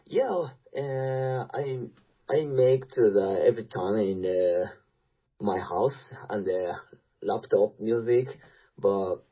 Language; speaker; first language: English; non-native, learner; Japanese